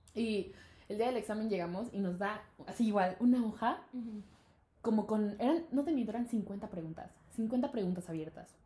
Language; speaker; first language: Spanish; native; Spanish